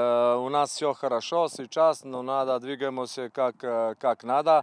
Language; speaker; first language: Russian; non-native, learner; Serbian